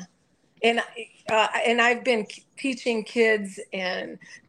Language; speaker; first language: English; native; English